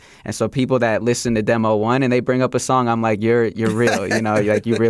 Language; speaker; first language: English; native; English